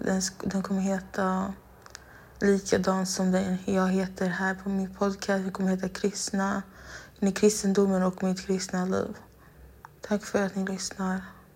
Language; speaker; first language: Swedish; non-native, local second language; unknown